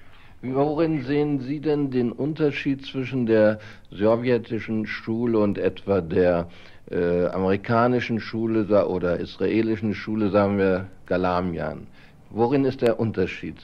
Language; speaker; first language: German; native; German